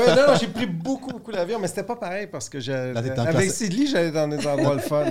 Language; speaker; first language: French; native; French